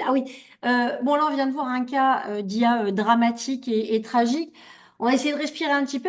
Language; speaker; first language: French; native; French